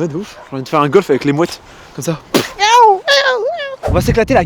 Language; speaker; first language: French; native; French